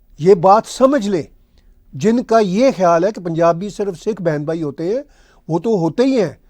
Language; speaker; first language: Urdu; non-native, local second language; Punjabi